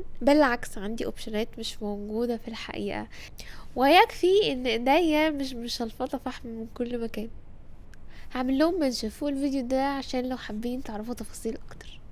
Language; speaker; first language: Arabic; native; Arabic